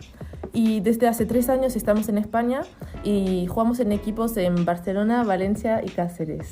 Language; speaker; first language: Spanish; early bilingual, heritage; Spanish